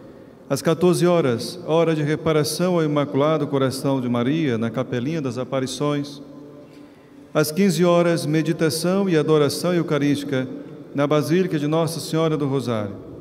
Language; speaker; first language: Portuguese; native; Portuguese